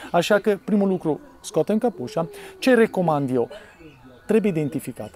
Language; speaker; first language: Romanian; non-native, fluent; Italian